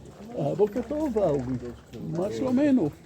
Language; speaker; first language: Hebrew; non-native, fluent; English